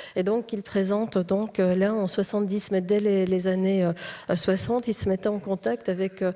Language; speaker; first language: French; native; French